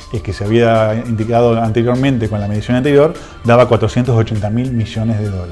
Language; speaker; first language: Spanish; native; Spanish